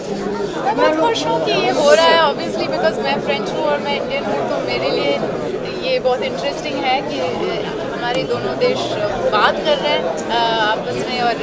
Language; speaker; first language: Hindi; non-native, local second language; French